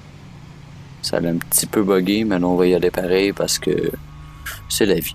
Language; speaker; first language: French; native; French